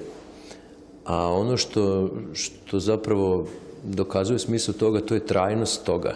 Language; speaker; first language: Serbian; native; Serbian